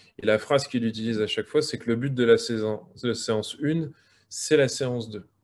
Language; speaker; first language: French; native; French